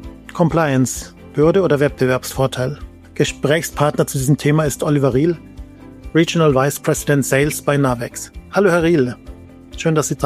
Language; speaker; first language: German; native; German